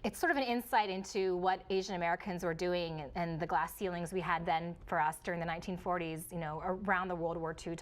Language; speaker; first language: English; early bilingual, other home language; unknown